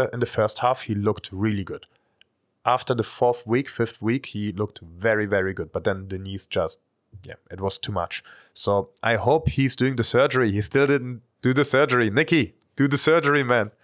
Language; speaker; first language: English; non-native, fluent; German